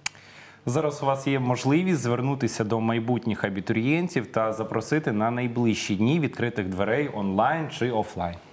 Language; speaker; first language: Ukrainian; native; Ukrainian